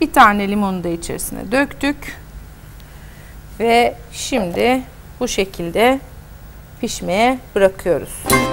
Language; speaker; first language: Turkish; native; Turkish